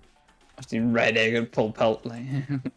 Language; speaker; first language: Welsh; non-native, local second language; English